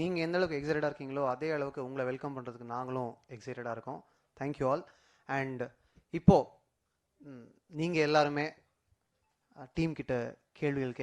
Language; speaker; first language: Tamil; native; Tamil